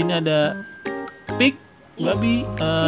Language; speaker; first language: Indonesian; native; Indonesian